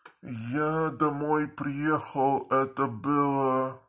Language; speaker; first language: Russian; early bilingual, heritage; Russian